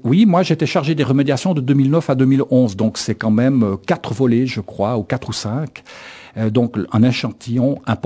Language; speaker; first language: French; native; French